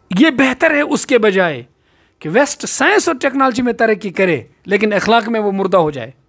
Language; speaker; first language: Urdu; non-native, local second language; Kashmiri